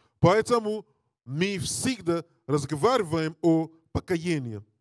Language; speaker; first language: Russian; non-native, learner; English